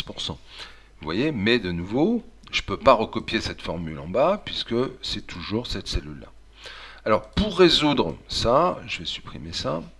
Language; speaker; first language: French; native; French